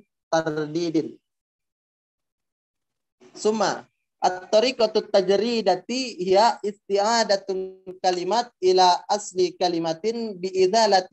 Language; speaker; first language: Arabic; non-native, learner; Indonesian